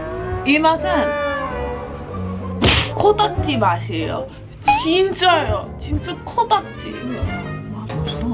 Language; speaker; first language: Korean; non-native, fluent; English